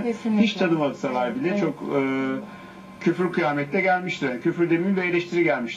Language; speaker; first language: Turkish; native; Turkish